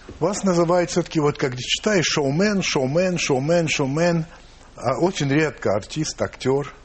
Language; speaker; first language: Russian; early bilingual, heritage; English